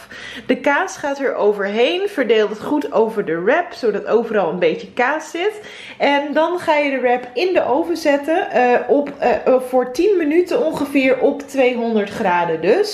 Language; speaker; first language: Dutch; native; Dutch